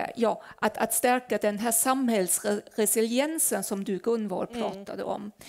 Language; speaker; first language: Swedish; non-native, fluent; German